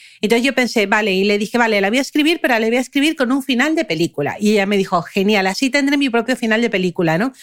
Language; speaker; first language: Spanish; native; Spanish